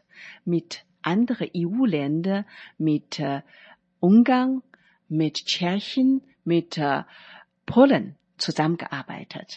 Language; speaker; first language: German; non-native, learner; Chinese